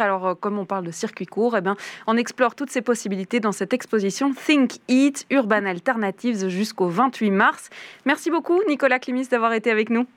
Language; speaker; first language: French; native; French